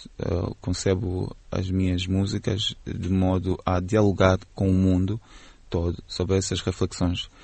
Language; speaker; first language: Portuguese; native; Portuguese